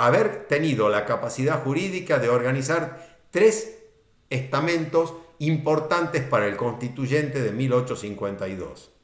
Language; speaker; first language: Spanish; native; Spanish